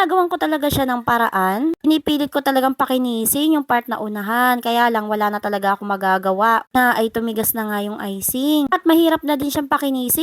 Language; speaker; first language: Filipino; native; Filipino